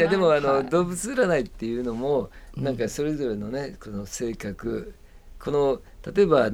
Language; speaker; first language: Japanese; native; Japanese